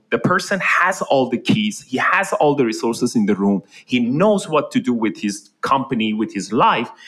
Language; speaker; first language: English; non-native, fluent; Persian